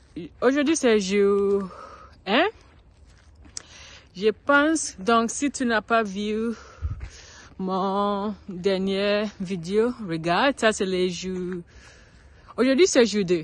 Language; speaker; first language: French; non-native, learner; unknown